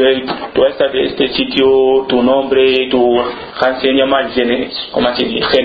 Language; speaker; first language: Spanish; non-native, learner; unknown